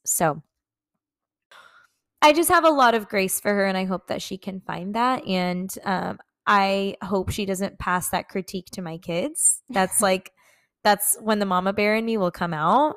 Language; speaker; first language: English; native; English